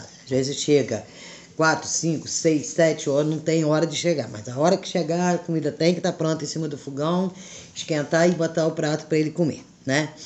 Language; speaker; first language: Portuguese; native; Portuguese